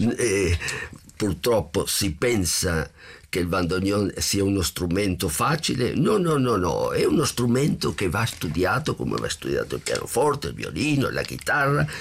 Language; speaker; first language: Italian; non-native, fluent; Spanish